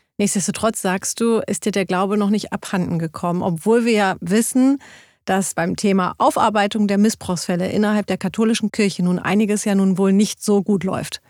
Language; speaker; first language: German; early bilingual, other home language; Arabic